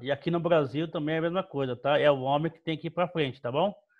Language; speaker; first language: Portuguese; native; Portuguese